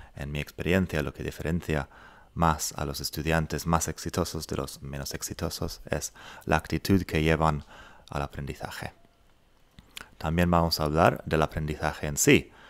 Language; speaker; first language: Spanish; non-native, fluent; English